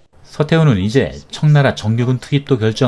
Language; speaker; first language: Korean; native; Korean